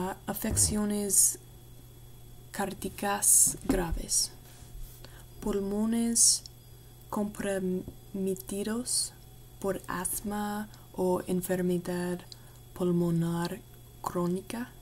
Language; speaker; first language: Spanish; non-native, learner; English